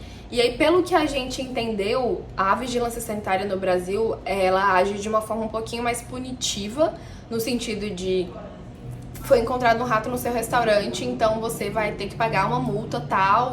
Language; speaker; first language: Portuguese; native; Portuguese